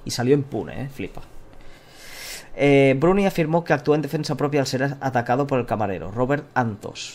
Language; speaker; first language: Spanish; native; Spanish